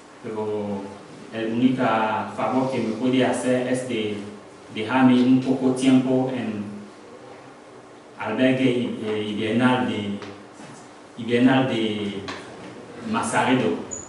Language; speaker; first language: Spanish; non-native, learner; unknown